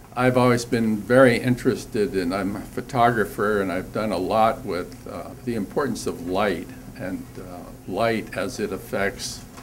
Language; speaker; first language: English; native; English